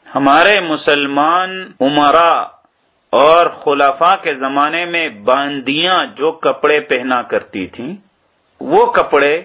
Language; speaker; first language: Urdu; native; Urdu